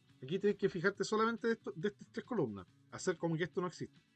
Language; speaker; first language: Spanish; native; Spanish